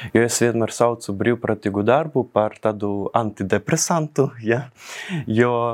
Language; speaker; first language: Latvian; non-native, local second language; Russian